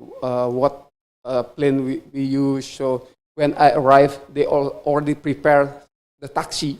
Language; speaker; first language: English; non-native, fluent; Indonesian